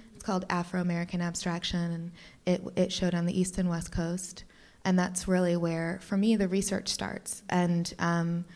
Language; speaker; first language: English; native; English